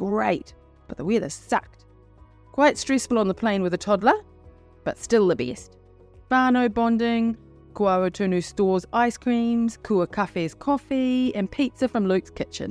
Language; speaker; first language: English; native; English